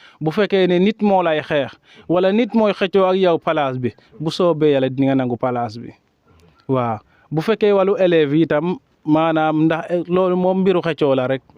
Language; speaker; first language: Wolof; non-native, local second language; Serer